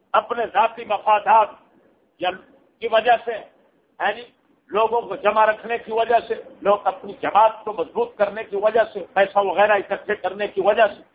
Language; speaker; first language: Urdu; non-native, local second language; Punjabi